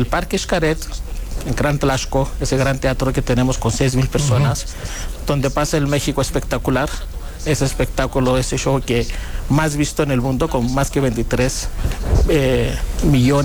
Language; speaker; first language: Spanish; non-native, fluent; Greek